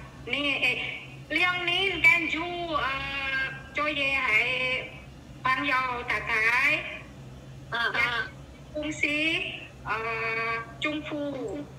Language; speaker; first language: Cantonese; non-native, learner; Indonesian